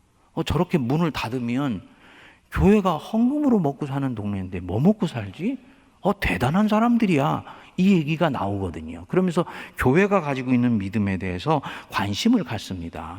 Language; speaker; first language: Korean; native; Korean